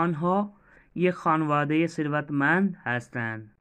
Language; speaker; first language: Persian; non-native, fluent; Urdu